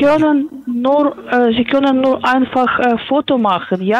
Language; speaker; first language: German; non-native, fluent; Polish